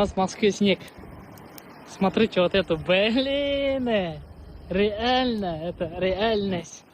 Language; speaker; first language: Russian; non-native, fluent; Uzbek